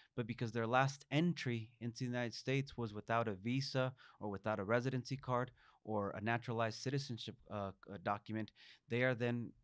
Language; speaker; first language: English; early bilingual, other home language; Spanish